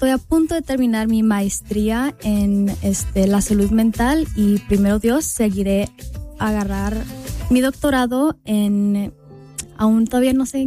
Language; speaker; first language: Spanish; early bilingual, heritage; Spanish